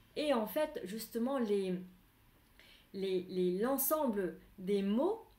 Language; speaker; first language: French; non-native, fluent; Vietnamese